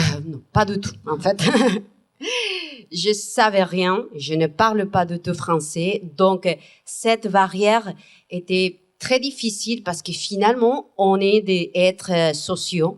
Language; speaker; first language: French; non-native, fluent; Spanish